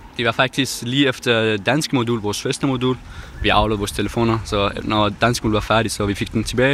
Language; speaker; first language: Danish; non-native, fluent; Persian